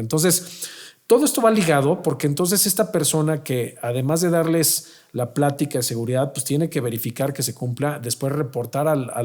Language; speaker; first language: Spanish; native; Spanish